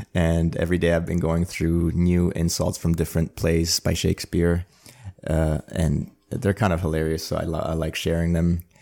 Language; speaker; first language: English; early bilingual, other home language; Armenian